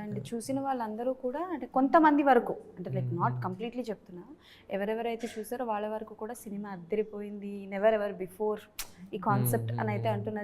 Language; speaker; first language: Telugu; native; Telugu